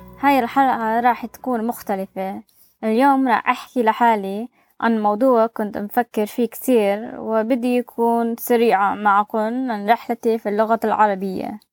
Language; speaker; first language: Arabic; non-native, learner; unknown